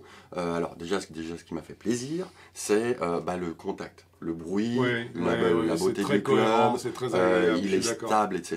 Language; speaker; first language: French; native; French